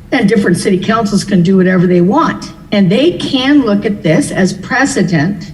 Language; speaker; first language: English; native; English